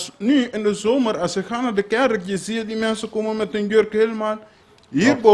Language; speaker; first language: Dutch; non-native, learner; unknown